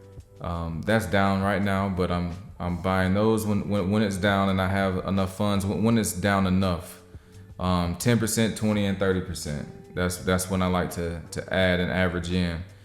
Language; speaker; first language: English; native; English